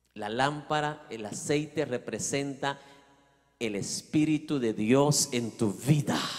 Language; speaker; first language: Spanish; native; Spanish